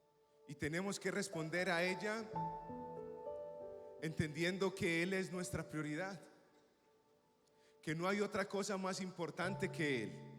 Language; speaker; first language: Spanish; native; Spanish